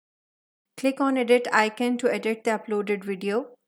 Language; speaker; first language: English; non-native, local second language; Hindi